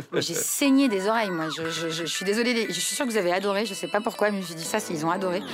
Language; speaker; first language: French; non-native, local second language; Arabic